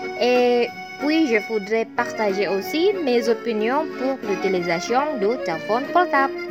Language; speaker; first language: French; non-native, learner; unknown